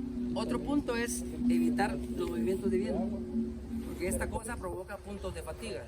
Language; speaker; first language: Spanish; native; Spanish